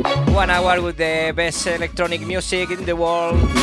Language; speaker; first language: English; non-native, learner; Spanish